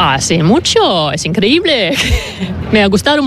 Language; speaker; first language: Spanish; non-native, learner; English